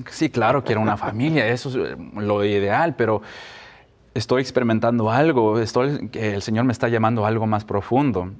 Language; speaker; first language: Spanish; early bilingual, heritage; Spanish